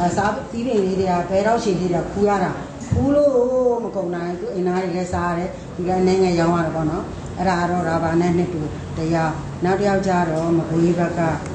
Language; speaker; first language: Burmese; native; Burmese